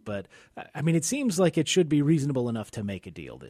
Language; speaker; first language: English; native; English